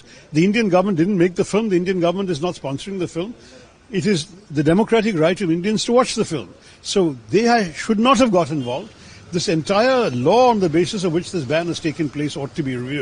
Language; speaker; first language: English; non-native, local second language; Malayalam